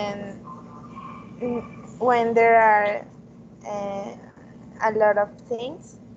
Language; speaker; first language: English; non-native, learner; Spanish